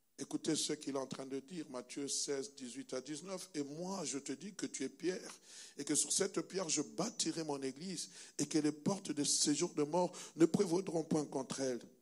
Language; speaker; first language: French; non-native, local second language; Lingala